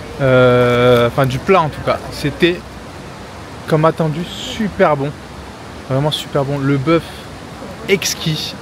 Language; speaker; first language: French; native; French